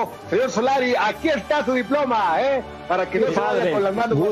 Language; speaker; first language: Spanish; native; Spanish